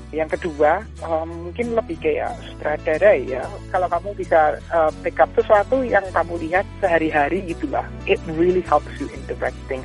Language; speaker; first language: Indonesian; native; Indonesian